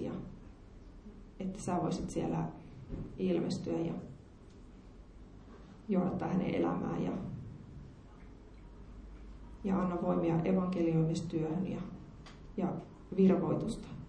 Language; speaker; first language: Finnish; native; Finnish